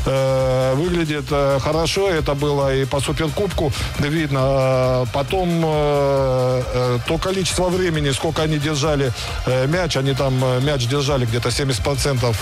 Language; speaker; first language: Russian; native; Russian